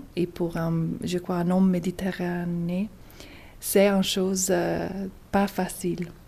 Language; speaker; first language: French; non-native, fluent; Italian